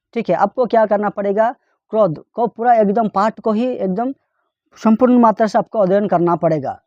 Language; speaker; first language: Hindi; non-native, local second language; Telugu